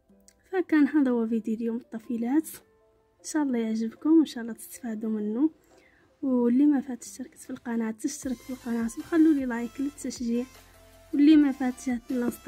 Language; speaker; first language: Arabic; native; Arabic